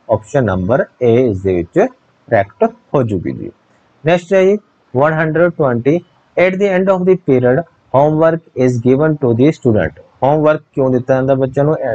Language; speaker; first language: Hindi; non-native, local second language; Punjabi